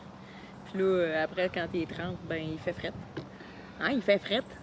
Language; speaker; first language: French; native; French